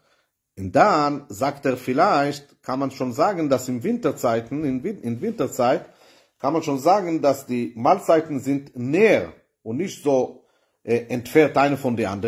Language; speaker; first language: German; non-native, fluent; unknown